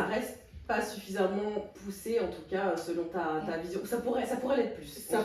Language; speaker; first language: French; native; French